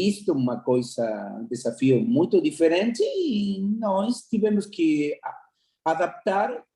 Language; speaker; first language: Portuguese; non-native, fluent; Spanish